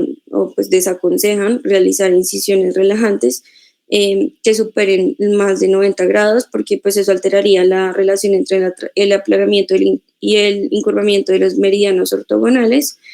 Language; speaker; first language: Spanish; native; Spanish